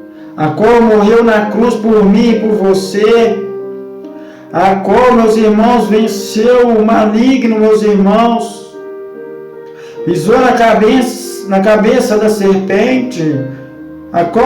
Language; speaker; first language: Portuguese; native; Portuguese